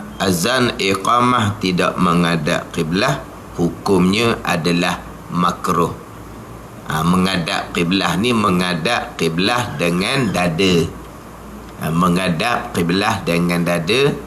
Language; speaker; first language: Malay; native; Malay